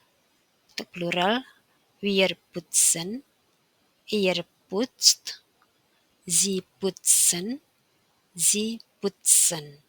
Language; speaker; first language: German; non-native, fluent; Indonesian